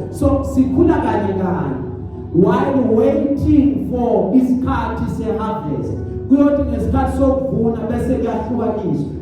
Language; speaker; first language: Zulu; native; Zulu